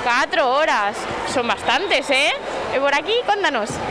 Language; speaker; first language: Galician; native; Galician